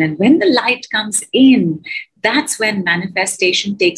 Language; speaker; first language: English; non-native, local second language; Hindi